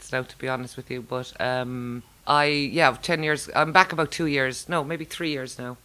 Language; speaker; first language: English; native; English